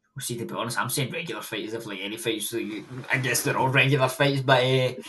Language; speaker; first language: English; native; English